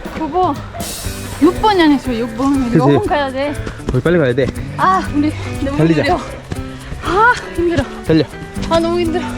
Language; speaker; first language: Korean; non-native, learner; Spanish